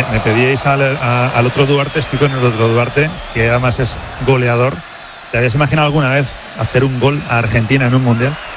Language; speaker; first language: Spanish; native; Spanish